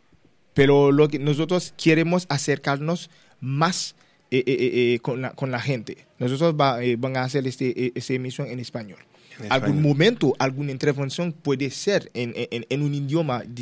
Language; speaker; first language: Spanish; non-native, learner; Haitian Creole